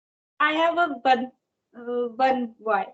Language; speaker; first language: English; non-native, learner; Hindi